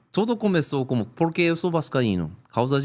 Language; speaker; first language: Portuguese; non-native, learner; Japanese